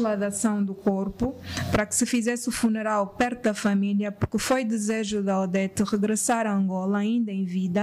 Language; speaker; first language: Portuguese; native; Portuguese